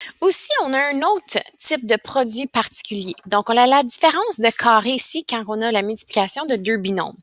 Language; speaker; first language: French; native; French